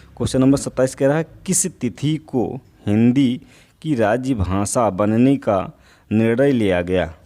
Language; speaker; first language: Hindi; native; Hindi